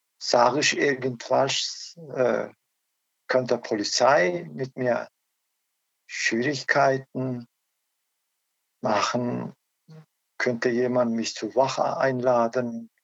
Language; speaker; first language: German; non-native, learner; Turkish